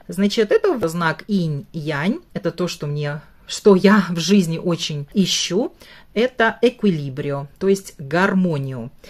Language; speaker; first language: Russian; native; Russian